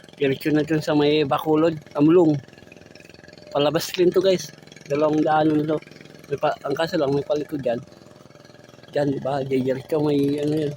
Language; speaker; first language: Filipino; non-native, local second language; Iloko